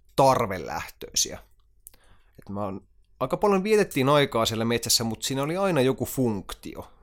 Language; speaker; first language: Finnish; native; Finnish